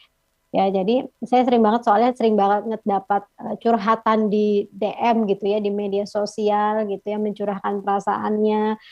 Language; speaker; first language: Indonesian; native; Indonesian